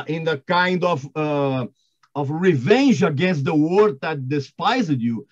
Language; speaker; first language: English; non-native, fluent; Portuguese